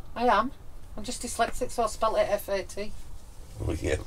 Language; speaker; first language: English; native; English